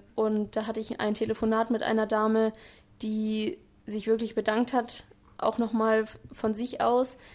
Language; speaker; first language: German; native; German